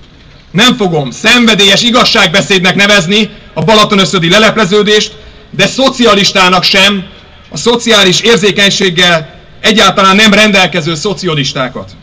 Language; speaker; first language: Hungarian; native; Hungarian